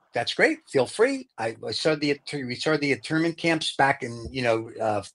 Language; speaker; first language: English; native; English